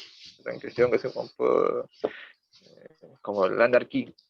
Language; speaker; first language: French; non-native, learner; Spanish